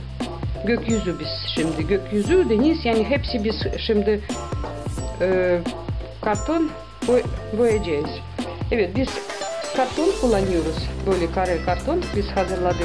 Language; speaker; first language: Turkish; non-native, learner; Russian